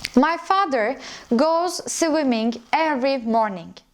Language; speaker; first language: English; non-native, fluent; Turkish